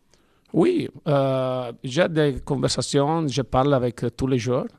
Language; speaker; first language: French; non-native, learner; Italian